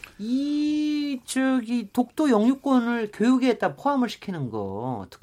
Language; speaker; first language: Korean; native; Korean